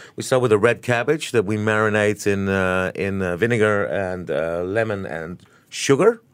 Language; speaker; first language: English; native; English